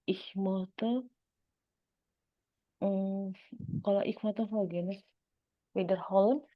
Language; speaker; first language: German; non-native, learner; Indonesian